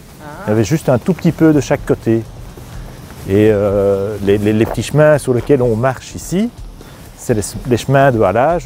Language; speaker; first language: French; native; French